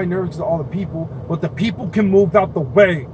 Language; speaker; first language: English; native; English